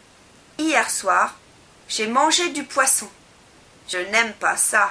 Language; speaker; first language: French; non-native, learner; English